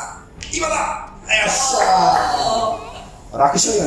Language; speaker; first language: Japanese; non-native, learner; Italian